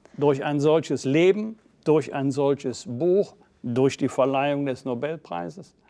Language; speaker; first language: German; native; German